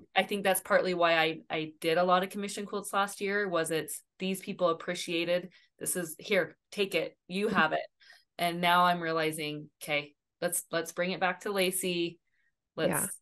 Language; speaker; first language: English; native; English